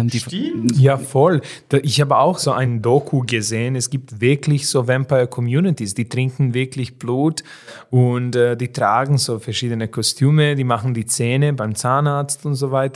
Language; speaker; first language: German; non-native, fluent; Serbian